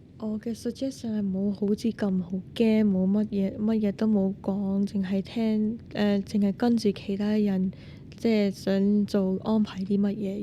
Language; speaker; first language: Cantonese; non-native, fluent; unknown